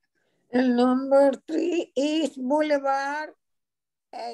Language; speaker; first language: English; non-native, learner; Spanish